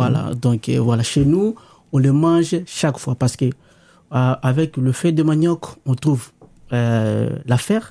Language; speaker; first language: French; non-native, local second language; Lingala